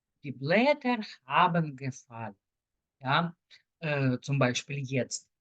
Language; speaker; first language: German; non-native, fluent; Lithuanian